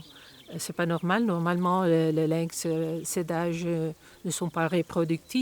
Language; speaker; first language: French; non-native, learner; Spanish